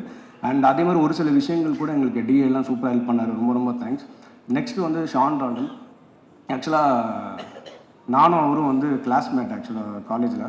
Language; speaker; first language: Tamil; native; Tamil